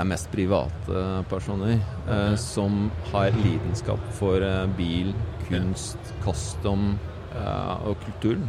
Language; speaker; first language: Norwegian; non-native, fluent; Polish